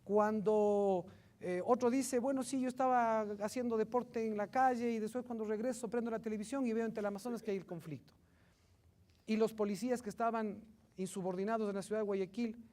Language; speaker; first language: Spanish; native; Spanish